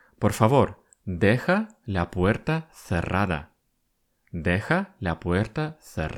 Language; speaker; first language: Spanish; non-native, fluent; Russian